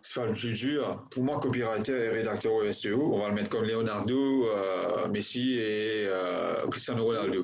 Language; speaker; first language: French; non-native, local second language; Morisyen